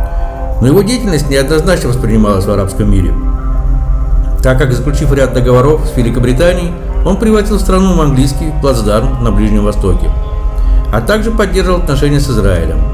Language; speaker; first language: Russian; native; Russian